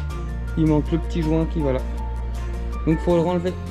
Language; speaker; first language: French; native; French